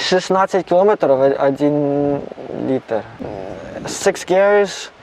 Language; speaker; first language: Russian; non-native, learner; Cantonese